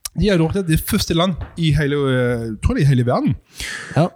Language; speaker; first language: Norwegian; non-native, fluent; French